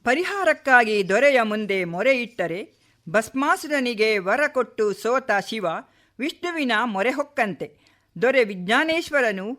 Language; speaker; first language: Kannada; native; Kannada